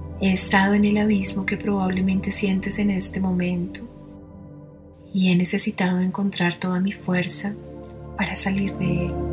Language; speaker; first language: Spanish; native; Spanish